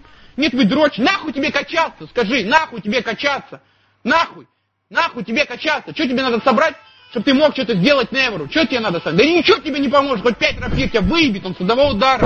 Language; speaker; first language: Russian; native; Russian